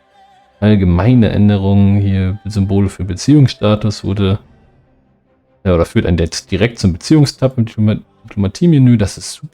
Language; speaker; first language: German; native; German